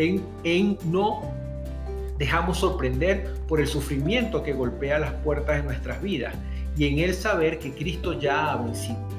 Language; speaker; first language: Spanish; native; Spanish